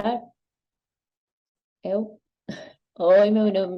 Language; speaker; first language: Portuguese; non-native, fluent; Spanish